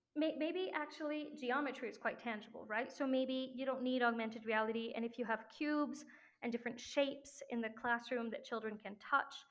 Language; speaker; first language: English; non-native, fluent; French